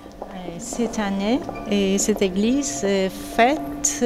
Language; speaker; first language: French; non-native, fluent; Polish